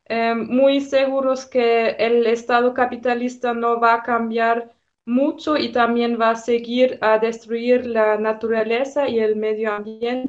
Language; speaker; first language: Spanish; non-native, fluent; German